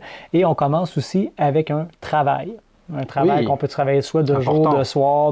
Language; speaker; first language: French; native; French